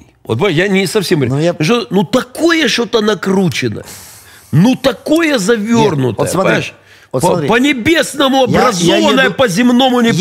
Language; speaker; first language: Russian; native; Russian